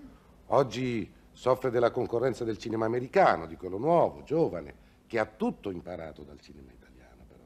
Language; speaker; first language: Italian; native; Italian